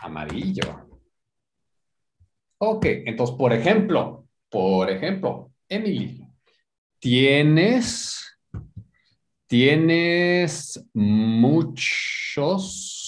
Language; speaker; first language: Spanish; non-native, learner; English